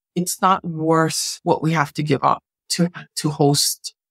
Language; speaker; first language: English; native; English